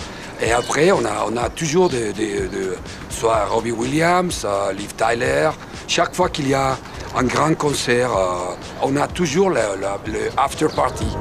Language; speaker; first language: French; non-native, fluent; Spanish